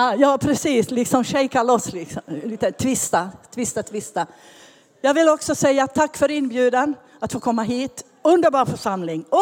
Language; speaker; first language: Swedish; native; Swedish